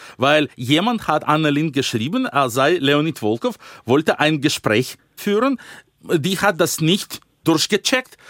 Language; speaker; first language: German; non-native, fluent; Russian